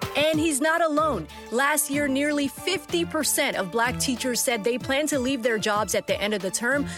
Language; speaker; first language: English; non-native, fluent; Somali